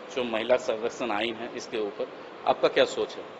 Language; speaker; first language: Hindi; non-native, local second language; Bangla